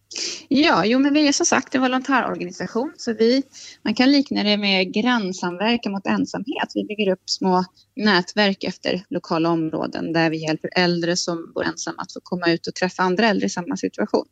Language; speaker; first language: Swedish; native; Swedish